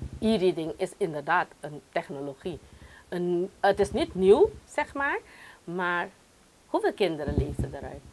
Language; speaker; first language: Dutch; non-native, local second language; Caribbean Hindustani